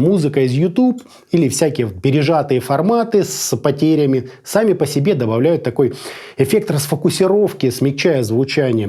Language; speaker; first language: Russian; native; Russian